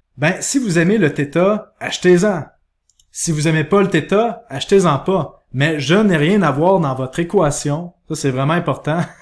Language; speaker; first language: French; native; French